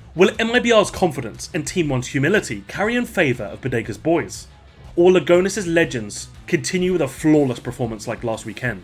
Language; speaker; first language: English; native; English